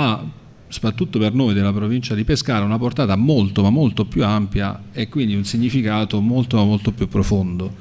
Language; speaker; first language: Italian; native; Italian